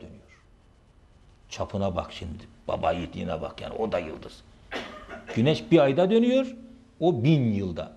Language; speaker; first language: Turkish; native; Turkish